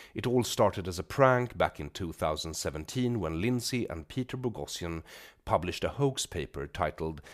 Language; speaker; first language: English; non-native, fluent; Swedish